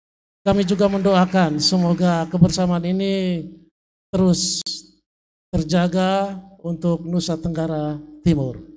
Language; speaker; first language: Indonesian; native; Indonesian